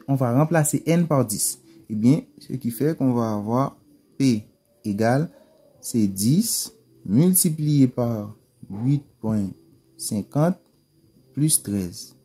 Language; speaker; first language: French; non-native, local second language; Haitian Creole